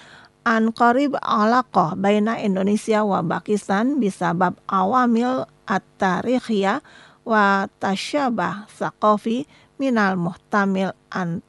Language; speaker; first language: Arabic; non-native, fluent; Indonesian